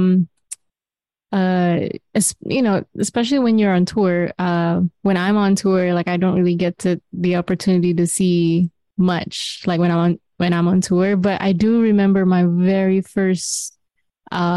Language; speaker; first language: English; non-native, local second language; Malay